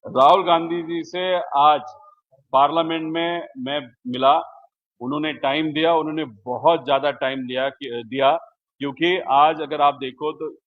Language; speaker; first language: Hindi; non-native, local second language; Marathi